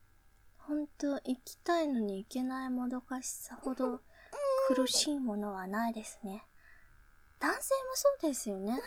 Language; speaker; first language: Japanese; native; Japanese